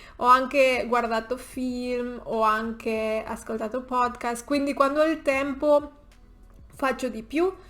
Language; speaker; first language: Italian; non-native, learner; Spanish